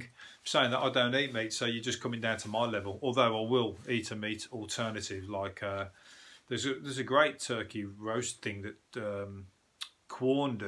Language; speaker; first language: English; native; English